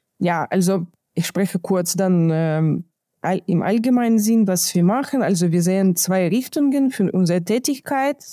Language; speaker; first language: German; non-native, fluent; Ukrainian